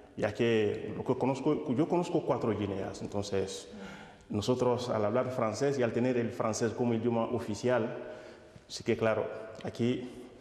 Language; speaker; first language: Spanish; non-native, fluent; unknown